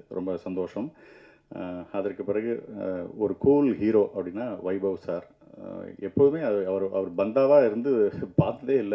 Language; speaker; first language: Tamil; native; Tamil